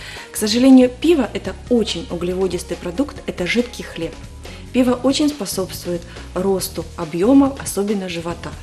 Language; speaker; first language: Russian; native; Russian